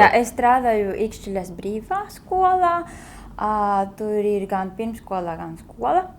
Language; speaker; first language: Latvian; non-native, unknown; Spanish